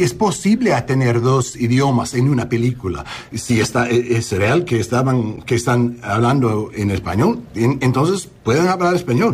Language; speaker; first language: Spanish; early bilingual, heritage; English